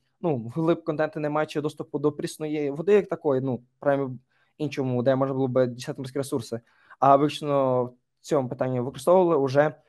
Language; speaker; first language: Ukrainian; native; Ukrainian